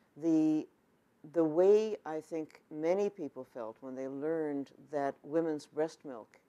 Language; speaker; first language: English; native; English